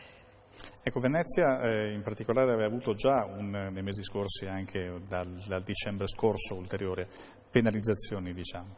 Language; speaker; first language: Italian; native; Italian